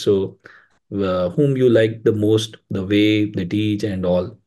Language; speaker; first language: English; non-native, local second language; Hindi